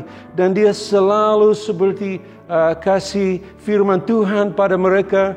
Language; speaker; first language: Indonesian; non-native, local second language; English